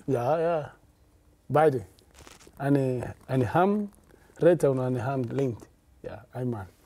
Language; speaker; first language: German; non-native, learner; Spanish